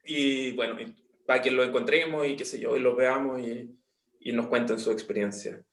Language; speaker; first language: Spanish; native; Spanish